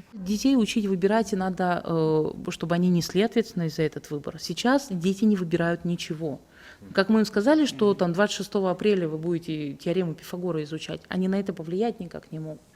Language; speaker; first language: Russian; native; Russian